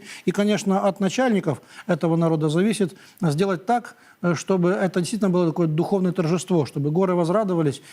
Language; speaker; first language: Russian; native; Russian